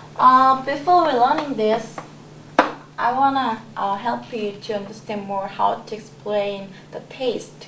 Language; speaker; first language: English; non-native, learner; Korean